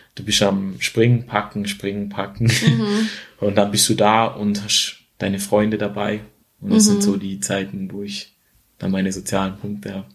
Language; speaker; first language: German; native; German